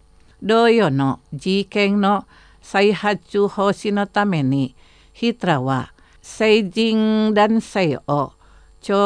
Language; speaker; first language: Japanese; non-native, fluent; Indonesian